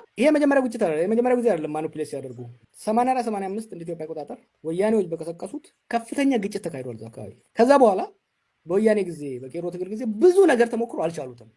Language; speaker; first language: Amharic; non-native, local second language; Oromo